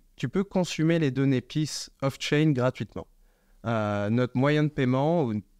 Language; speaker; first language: French; native; French